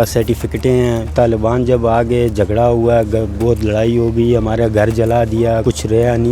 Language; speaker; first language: Hindi; non-native, fluent; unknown